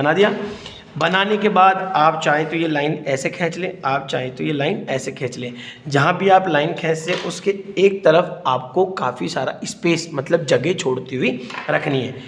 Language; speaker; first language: Hindi; native; Hindi